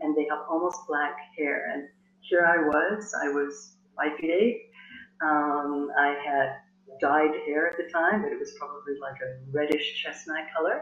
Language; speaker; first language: English; native; English